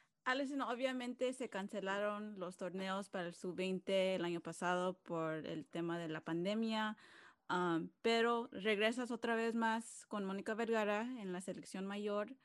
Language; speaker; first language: Spanish; early bilingual, other home language; English